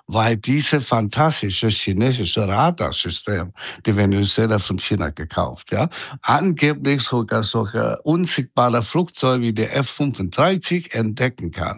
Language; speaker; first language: German; non-native, fluent; Chinese